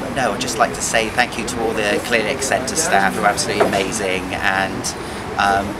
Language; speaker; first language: English; native; English